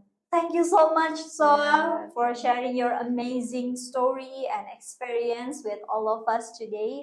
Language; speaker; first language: English; non-native, fluent; Indonesian